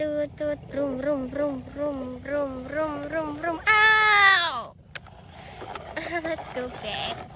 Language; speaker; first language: English; non-native, learner; Indonesian